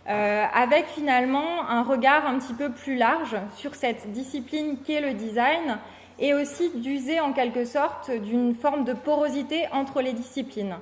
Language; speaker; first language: French; native; French